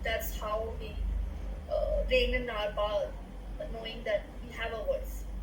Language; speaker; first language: English; non-native, local second language; Hindi